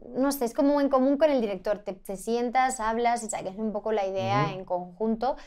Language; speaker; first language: Spanish; native; Spanish